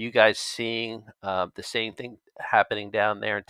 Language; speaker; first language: English; native; English